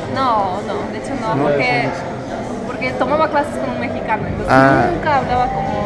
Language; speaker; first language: Spanish; non-native, fluent; Polish